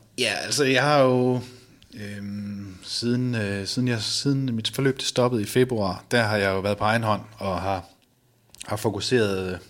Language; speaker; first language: Danish; native; Danish